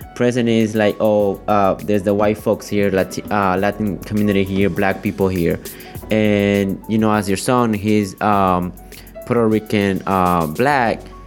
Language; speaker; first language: English; early bilingual, other home language; Spanish